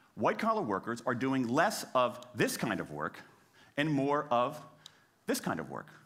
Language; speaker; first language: English; native; English